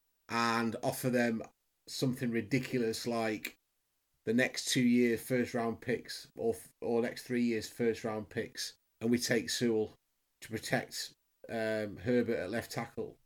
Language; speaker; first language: English; native; English